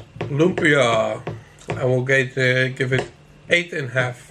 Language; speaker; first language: English; non-native, fluent; Dutch